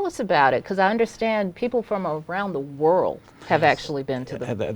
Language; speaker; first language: English; native; English